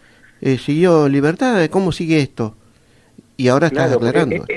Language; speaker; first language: Spanish; native; Spanish